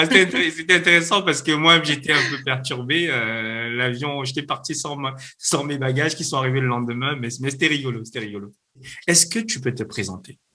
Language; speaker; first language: French; native; French